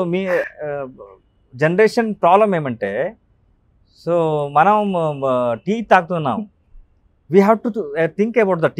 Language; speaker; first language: Telugu; non-native, local second language; Kannada